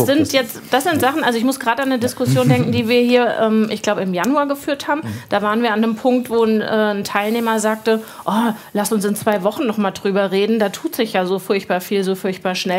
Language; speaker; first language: German; native; German